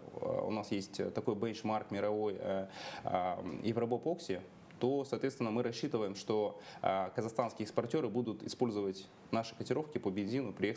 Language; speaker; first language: Russian; native; Russian